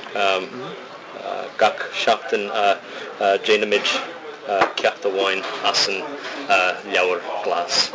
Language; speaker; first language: Irish; non-native, fluent; English